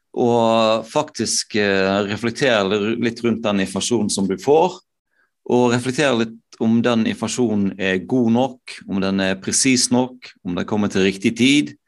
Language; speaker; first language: Norwegian; native; Norwegian